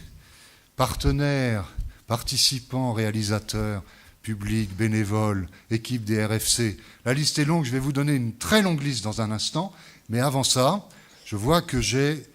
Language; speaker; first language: French; native; French